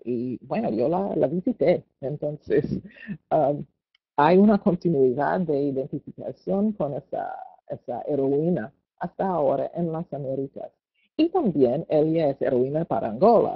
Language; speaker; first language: Spanish; non-native, fluent; English